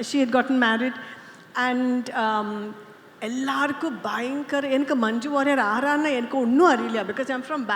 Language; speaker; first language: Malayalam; non-native, fluent; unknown